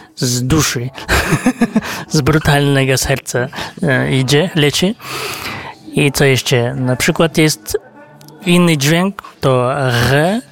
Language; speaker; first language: Polish; non-native, fluent; Kazakh